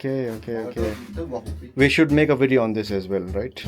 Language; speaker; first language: English; non-native, local second language; Urdu